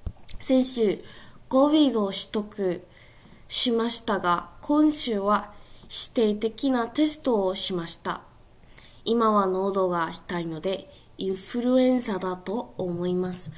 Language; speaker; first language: Japanese; non-native, learner; English